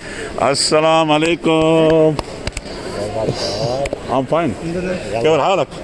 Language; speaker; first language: Arabic; non-native, learner; Urdu